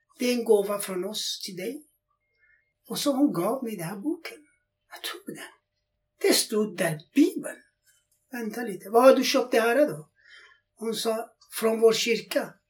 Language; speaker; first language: Swedish; non-native, fluent; Persian